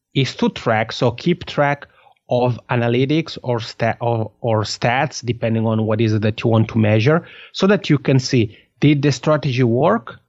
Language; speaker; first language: English; non-native, fluent; French